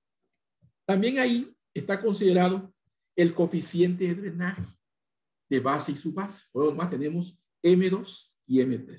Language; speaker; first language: Spanish; native; Spanish